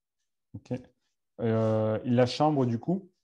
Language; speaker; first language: French; native; French